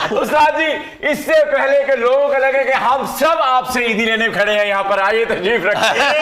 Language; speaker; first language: Urdu; non-native, local second language; Punjabi